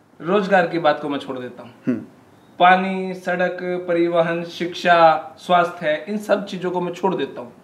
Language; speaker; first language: Hindi; native; Hindi